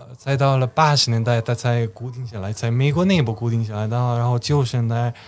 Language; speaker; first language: Chinese; non-native, fluent; Slovenian